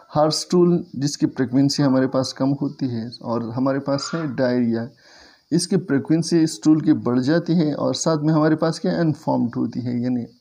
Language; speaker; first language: Hindi; native; Hindi